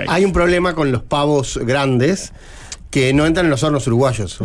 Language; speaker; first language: Spanish; native; Spanish